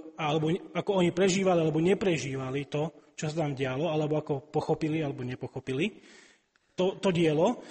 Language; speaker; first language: Slovak; native; Slovak